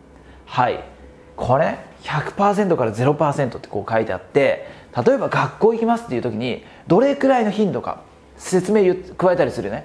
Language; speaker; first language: Japanese; native; Japanese